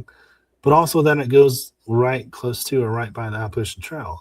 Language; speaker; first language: English; native; English